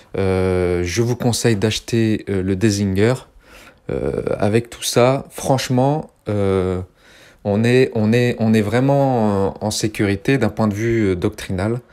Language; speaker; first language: French; early bilingual, other home language; Kabyle